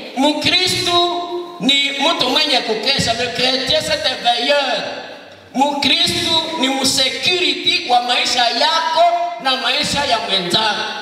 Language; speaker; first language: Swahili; non-native, local second language; Nande